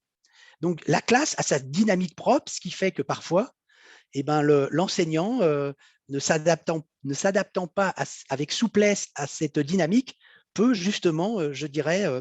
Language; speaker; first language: French; native; French